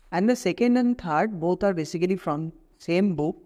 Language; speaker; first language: English; non-native, local second language; Bangla